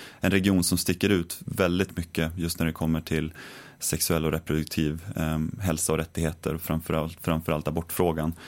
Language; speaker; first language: Swedish; native; Swedish